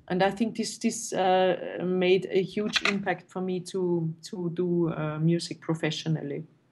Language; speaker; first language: English; non-native, fluent; German